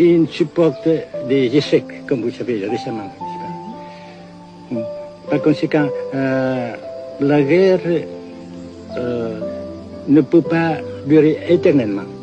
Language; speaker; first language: French; non-native, fluent; Vietnamese